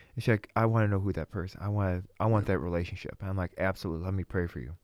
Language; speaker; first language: English; early bilingual, other home language; Russian